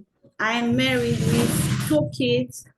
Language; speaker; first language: English; non-native, learner; Haitian Creole